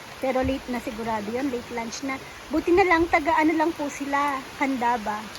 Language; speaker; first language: Filipino; native; Filipino